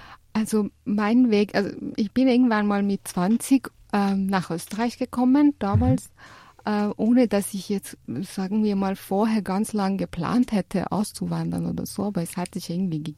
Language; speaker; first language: German; non-native, fluent; Persian